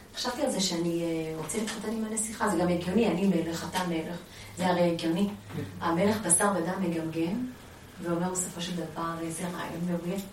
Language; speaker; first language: Hebrew; early bilingual, other home language; Amharic